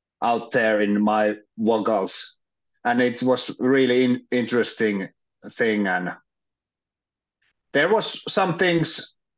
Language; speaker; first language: English; non-native, learner; Finnish